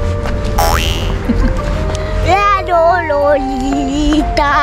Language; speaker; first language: Japanese; early bilingual, heritage; Japanese